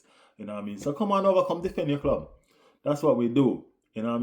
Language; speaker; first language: English; native; English